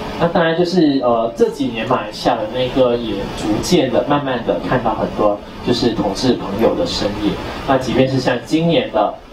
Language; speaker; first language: Chinese; native; Chinese